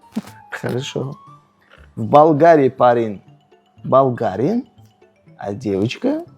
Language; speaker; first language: Russian; non-native, local second language; Tajik